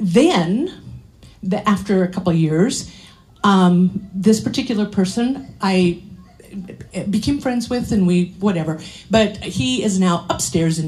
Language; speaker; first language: English; native; English